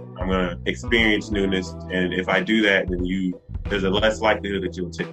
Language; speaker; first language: English; native; English